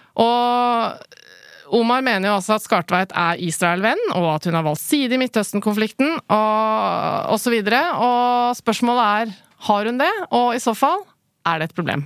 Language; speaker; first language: Norwegian; early bilingual, other home language; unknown